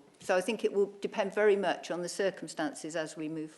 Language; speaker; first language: English; native; English